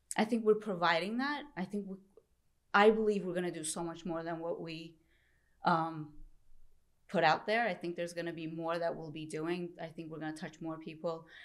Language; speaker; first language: English; early bilingual, other home language; Turkish